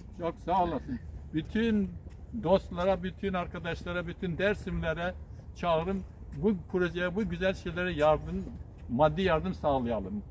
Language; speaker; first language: Turkish; non-native, local second language; Zaza